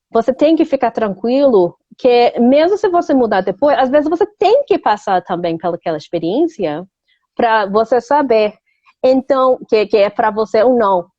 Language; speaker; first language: Portuguese; non-native, fluent; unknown